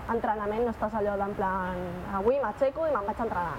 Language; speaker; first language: Catalan; native; Catalan